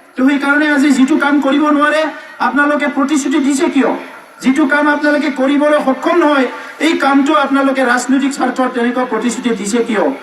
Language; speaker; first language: Assamese; non-native, local second language; Bodo